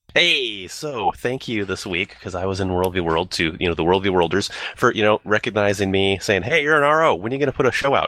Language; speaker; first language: English; native; English